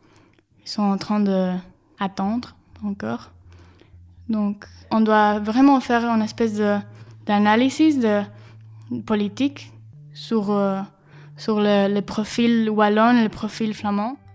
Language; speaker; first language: French; non-native, learner; Spanish